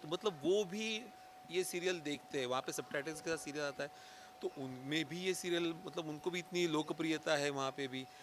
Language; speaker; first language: Hindi; non-native, local second language; Marathi